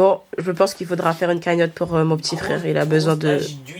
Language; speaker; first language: French; native; French